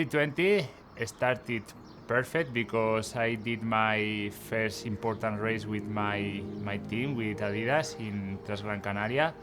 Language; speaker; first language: English; non-native, fluent; Spanish